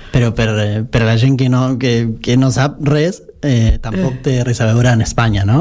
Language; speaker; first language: Catalan; non-native, fluent; Spanish